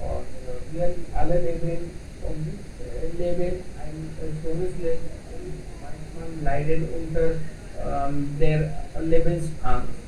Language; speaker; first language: German; non-native, learner; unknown